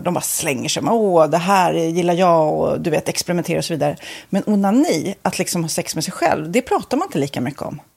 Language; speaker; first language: Swedish; native; Swedish